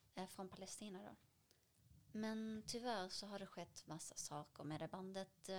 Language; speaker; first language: Swedish; early bilingual, other home language; Arabic